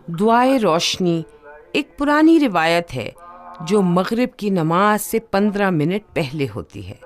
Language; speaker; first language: Urdu; native; Urdu